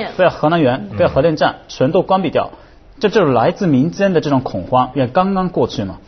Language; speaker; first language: Chinese; non-native, fluent; Japanese